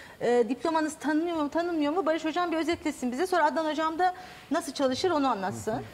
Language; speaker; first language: Turkish; native; Turkish